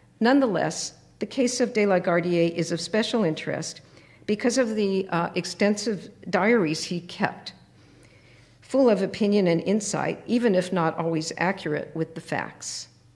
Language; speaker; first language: English; native; English